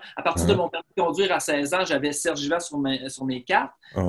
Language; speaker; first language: French; native; French